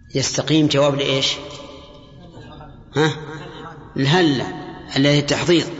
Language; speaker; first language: Arabic; native; Arabic